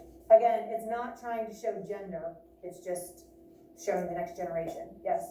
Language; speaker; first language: English; native; English